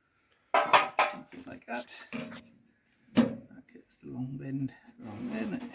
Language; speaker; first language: English; native; English